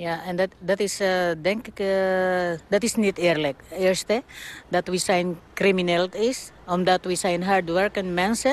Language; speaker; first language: Dutch; non-native, learner; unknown